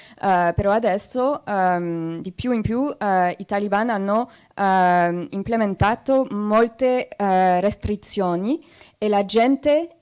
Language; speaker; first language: Italian; non-native, fluent; French